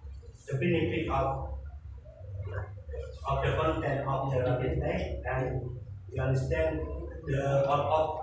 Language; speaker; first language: English; non-native, learner; Indonesian